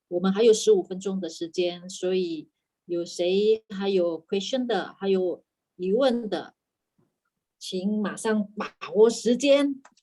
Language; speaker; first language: Chinese; non-native, fluent; Indonesian